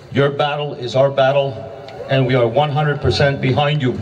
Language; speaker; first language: English; native; English